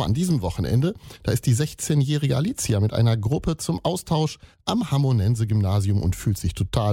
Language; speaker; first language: German; native; German